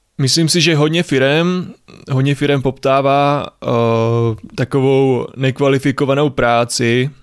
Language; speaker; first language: Czech; native; Czech